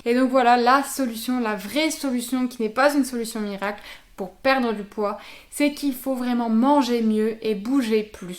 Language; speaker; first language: French; native; French